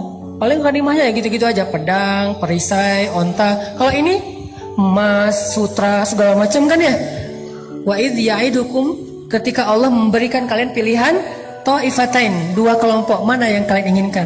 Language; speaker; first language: Indonesian; native; Indonesian